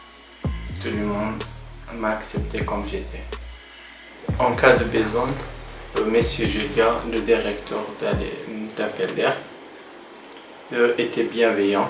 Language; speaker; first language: French; non-native, learner; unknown